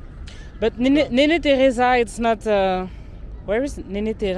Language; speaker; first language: English; non-native, learner; French